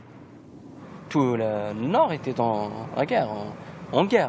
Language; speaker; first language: French; non-native, local second language; Kabyle